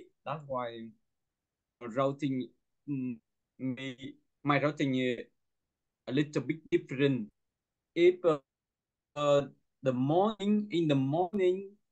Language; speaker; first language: English; non-native, local second language; Vietnamese